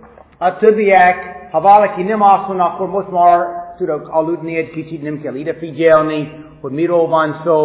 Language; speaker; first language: Hungarian; non-native, fluent; English